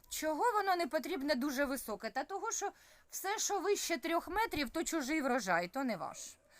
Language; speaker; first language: Ukrainian; non-native, local second language; Russian